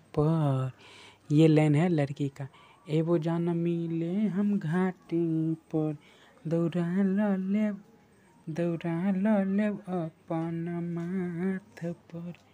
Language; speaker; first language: Hindi; native; Hindi